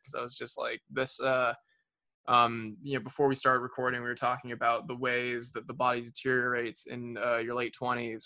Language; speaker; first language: English; native; English